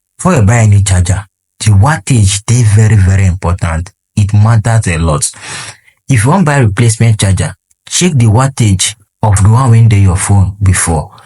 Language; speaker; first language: Nigerian Pidgin; non-native, local second language; Igbo